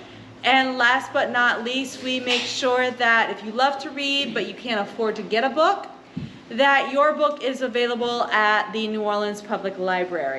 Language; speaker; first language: English; native; English